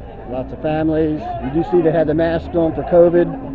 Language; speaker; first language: English; native; English